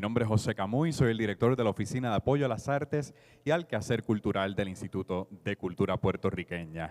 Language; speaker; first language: Spanish; native; Spanish